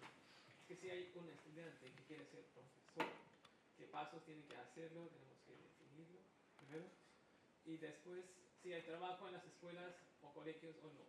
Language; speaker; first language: Spanish; non-native, fluent; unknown